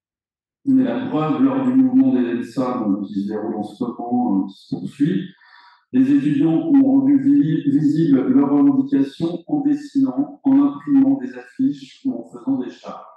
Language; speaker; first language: French; native; French